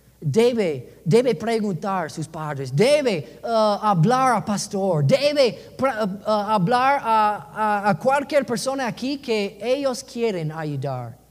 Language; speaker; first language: Spanish; non-native, learner; English